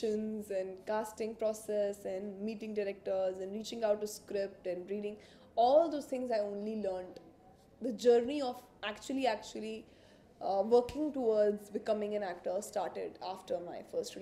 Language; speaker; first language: English; non-native, local second language; Hindi